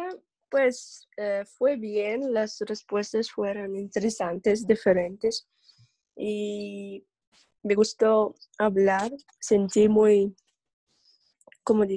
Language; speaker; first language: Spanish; non-native, learner; English